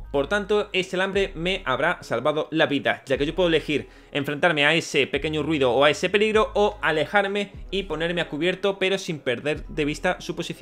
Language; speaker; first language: Spanish; native; Spanish